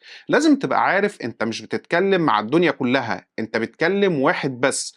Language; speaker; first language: Arabic; native; Arabic